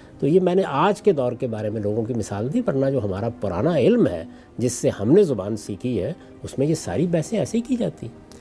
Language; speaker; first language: Urdu; non-native, local second language; Punjabi